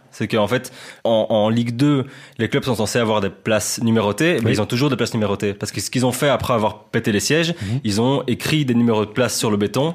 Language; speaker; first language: French; native; French